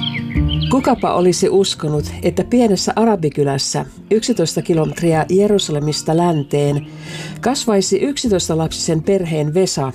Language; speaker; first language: Finnish; native; Finnish